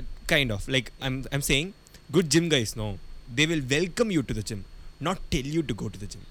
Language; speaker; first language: English; non-native, local second language; Tamil